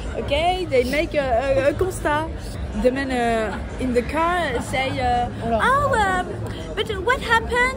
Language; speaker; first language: English; non-native, learner; French